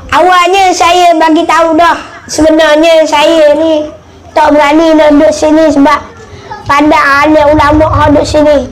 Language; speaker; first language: Malay; native; Malay